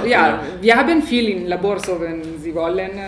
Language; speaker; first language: German; non-native, learner; Italian